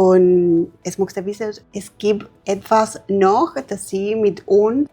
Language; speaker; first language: German; non-native, learner; Spanish